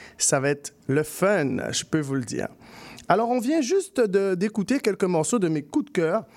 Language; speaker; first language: French; native; French